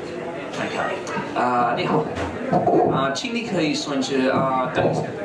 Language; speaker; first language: Chinese; non-native, learner; English